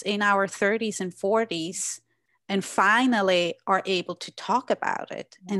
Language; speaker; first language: English; non-native, fluent; German